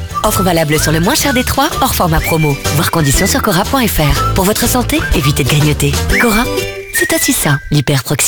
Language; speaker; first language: French; native; French